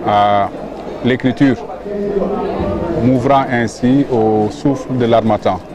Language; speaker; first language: French; non-native, local second language; Wolof